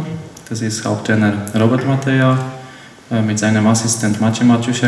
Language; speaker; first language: German; non-native, learner; Polish